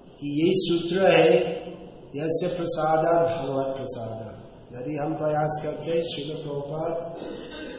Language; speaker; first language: Hindi; non-native, fluent; English